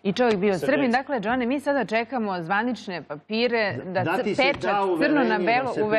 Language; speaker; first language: Serbian; native; Serbian